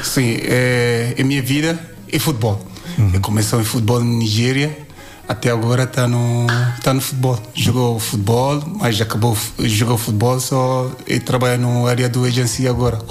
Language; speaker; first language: Portuguese; non-native, learner; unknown